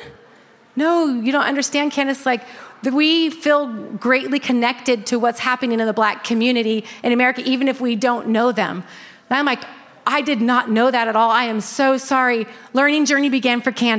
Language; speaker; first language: English; native; English